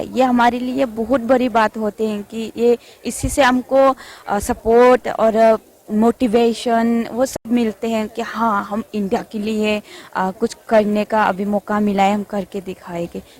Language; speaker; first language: Hindi; non-native, local second language; Manipuri